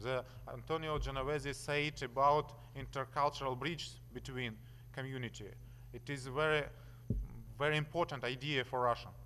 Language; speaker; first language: English; non-native, learner; Russian